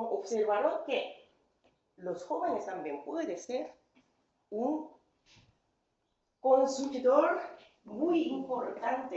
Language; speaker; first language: Spanish; non-native, fluent; Korean